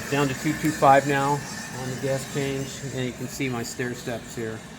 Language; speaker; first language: English; native; English